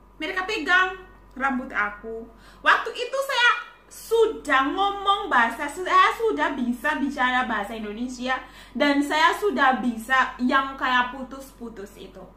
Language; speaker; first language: Indonesian; non-native, fluent; Shona